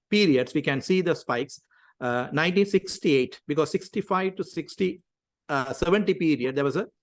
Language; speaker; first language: English; non-native, local second language; Tamil